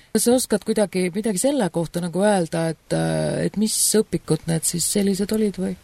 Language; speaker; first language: Estonian; native; Estonian